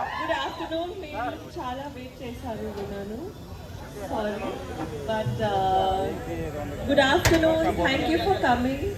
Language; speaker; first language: Telugu; non-native, learner; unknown